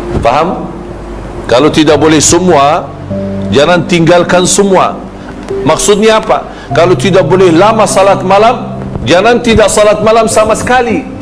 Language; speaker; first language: Malay; non-native, fluent; Arabic